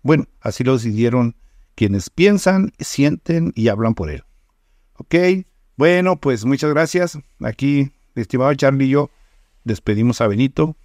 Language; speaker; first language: Spanish; native; Spanish